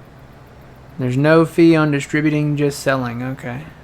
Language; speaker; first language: English; native; English